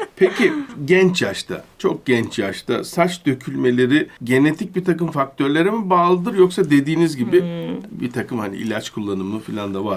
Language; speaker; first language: Turkish; native; Turkish